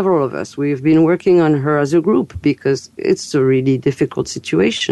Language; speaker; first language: English; non-native, fluent; French